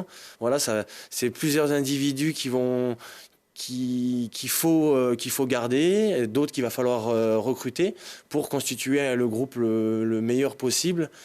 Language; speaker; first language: French; native; French